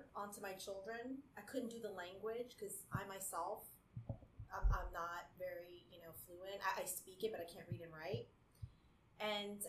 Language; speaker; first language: English; native; English